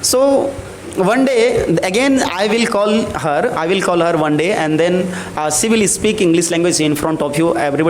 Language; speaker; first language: English; non-native, local second language; Hindi